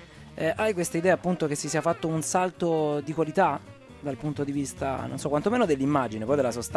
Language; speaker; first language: Italian; native; Italian